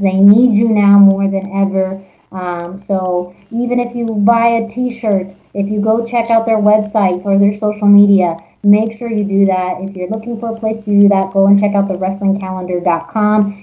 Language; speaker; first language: English; early bilingual, other home language; Spanish